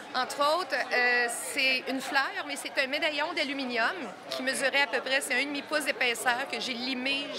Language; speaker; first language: French; native; French